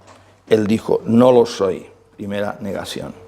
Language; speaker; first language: Spanish; native; Spanish